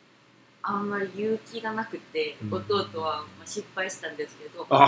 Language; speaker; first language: Japanese; non-native, fluent; Korean